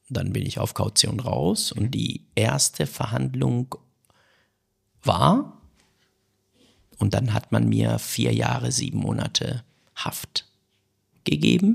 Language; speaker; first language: German; non-native, fluent; Persian